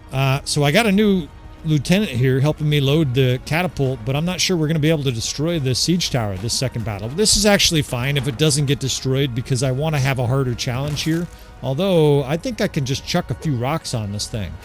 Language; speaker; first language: English; native; English